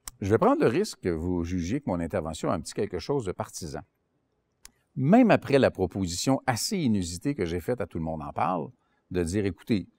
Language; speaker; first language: French; native; French